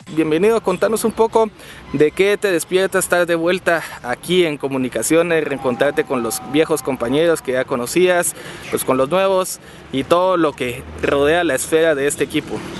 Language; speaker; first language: Spanish; native; Spanish